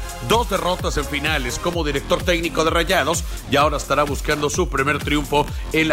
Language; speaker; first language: Spanish; native; Spanish